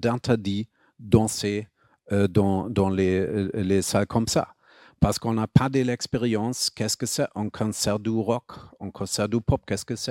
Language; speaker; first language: French; non-native, fluent; German